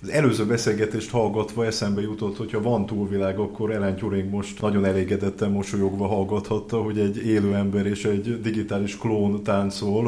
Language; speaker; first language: Hungarian; native; Hungarian